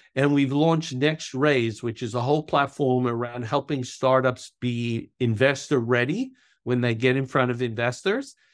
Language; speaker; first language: English; native; English